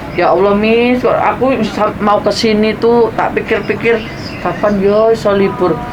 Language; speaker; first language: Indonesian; non-native, local second language; Javanese